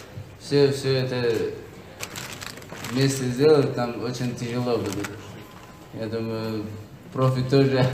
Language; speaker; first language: Russian; non-native, learner; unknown